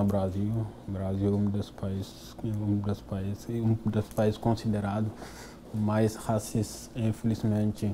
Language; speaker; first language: Portuguese; non-native, fluent; Wolof